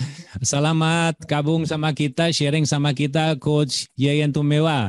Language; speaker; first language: Indonesian; non-native, fluent; German